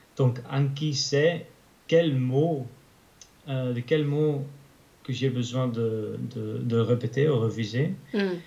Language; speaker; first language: French; non-native, learner; Dutch